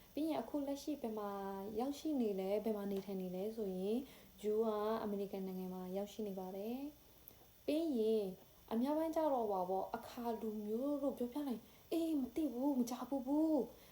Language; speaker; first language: Burmese; non-native, local second language; Akha